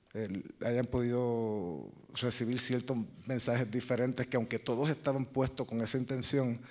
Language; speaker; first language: Spanish; native; Spanish